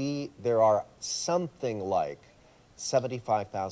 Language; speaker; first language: English; early bilingual, other home language; Swiss German